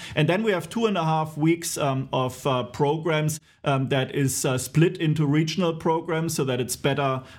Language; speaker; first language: English; non-native, fluent; German